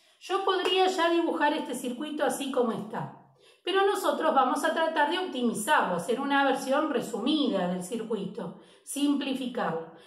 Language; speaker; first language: Spanish; native; Spanish